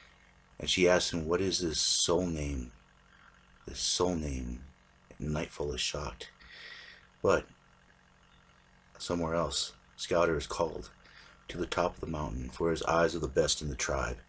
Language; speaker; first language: English; native; English